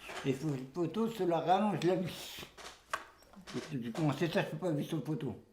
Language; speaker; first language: French; native; French